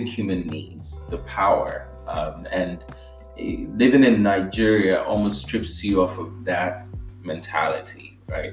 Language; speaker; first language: English; non-native, local second language; Igbo